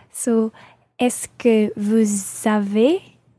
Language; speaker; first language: French; non-native, learner; English